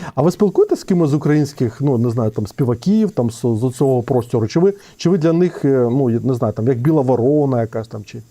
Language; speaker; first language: Ukrainian; non-native, local second language; Russian